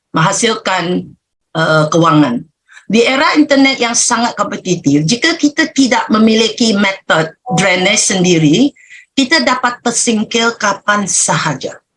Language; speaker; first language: Malay; non-native, local second language; Chinese